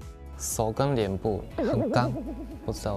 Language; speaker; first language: Chinese; non-native, fluent; Japanese